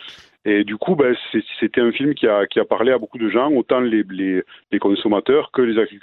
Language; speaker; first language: French; native; French